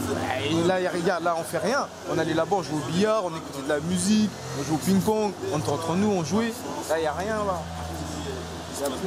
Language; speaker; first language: French; native; French